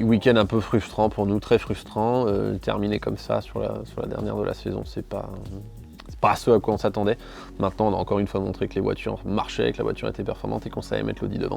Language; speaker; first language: French; native; French